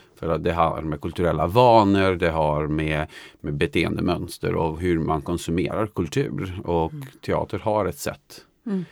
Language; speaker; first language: Swedish; non-native, fluent; Albanian